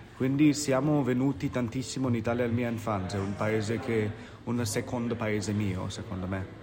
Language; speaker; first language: Italian; non-native, fluent; Hindi